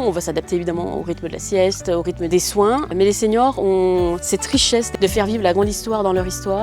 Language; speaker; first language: French; native; French